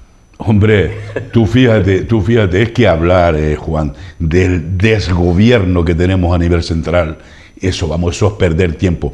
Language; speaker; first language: Spanish; native; Spanish